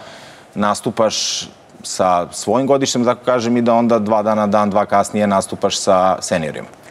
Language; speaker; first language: Croatian; native; Croatian